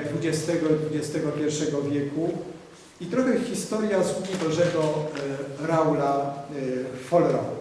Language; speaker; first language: Polish; native; Polish